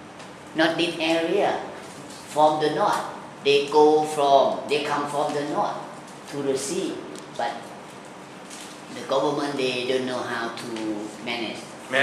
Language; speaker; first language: English; non-native, learner; Thai